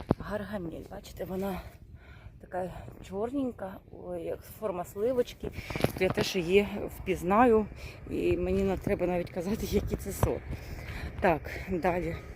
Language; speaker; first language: Ukrainian; non-native, local second language; Russian